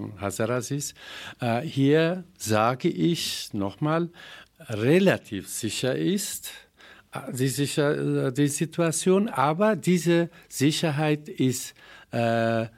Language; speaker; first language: German; non-native, fluent; Persian